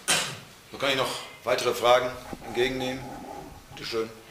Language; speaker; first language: German; native; German